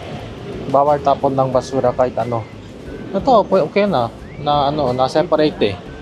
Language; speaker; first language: Filipino; non-native, learner; Korean